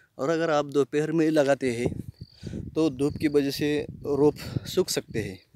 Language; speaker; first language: Hindi; non-native, local second language; Marathi